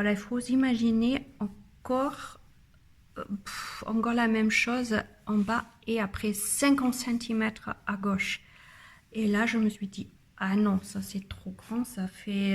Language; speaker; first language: French; non-native, learner; German